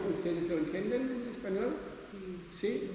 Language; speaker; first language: Spanish; non-native, learner; Dutch